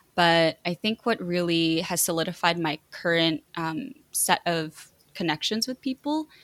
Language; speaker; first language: English; native; English